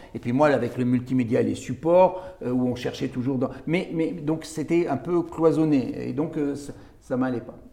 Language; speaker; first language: French; native; French